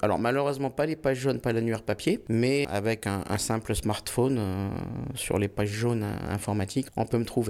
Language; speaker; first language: French; native; French